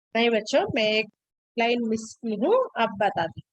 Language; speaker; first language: Hindi; non-native, local second language; Telugu